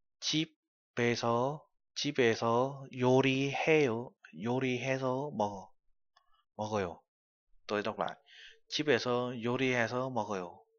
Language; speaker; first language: Korean; non-native, learner; Vietnamese